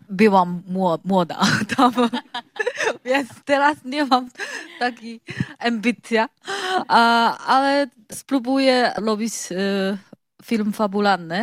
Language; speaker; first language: Polish; non-native, learner; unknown